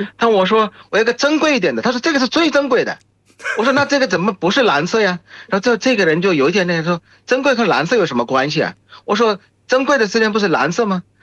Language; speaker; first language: Chinese; non-native, fluent; Bangla